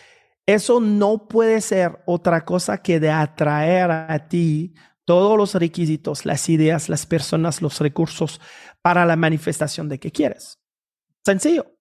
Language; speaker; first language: Spanish; non-native, fluent; French